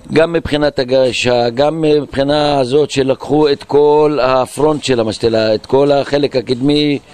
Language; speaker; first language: Hebrew; non-native, local second language; Arabic